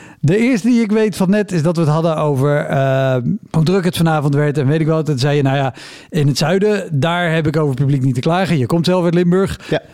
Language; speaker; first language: Dutch; native; Dutch